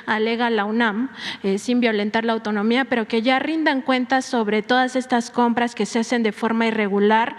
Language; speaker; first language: Spanish; native; Spanish